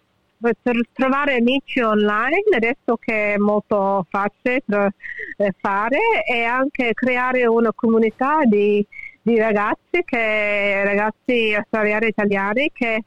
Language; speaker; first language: Italian; early bilingual, heritage; English